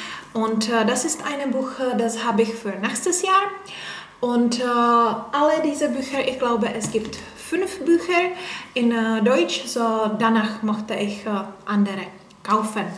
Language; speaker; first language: German; non-native, learner; Czech